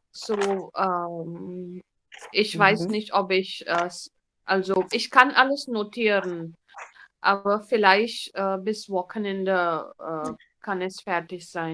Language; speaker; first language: German; non-native, fluent; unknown